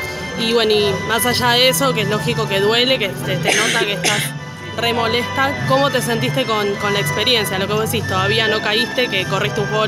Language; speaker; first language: Spanish; native; Spanish